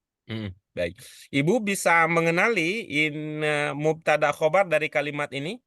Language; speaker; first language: Indonesian; native; Indonesian